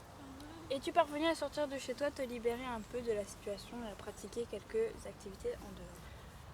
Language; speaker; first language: French; native; French